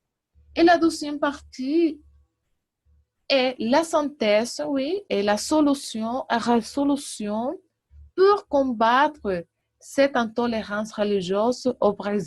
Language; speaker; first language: French; non-native, learner; Portuguese